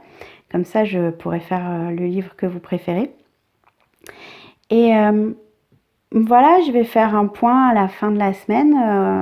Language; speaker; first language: French; native; French